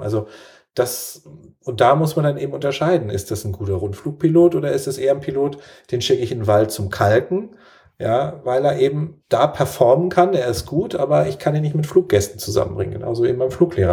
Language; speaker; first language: German; native; German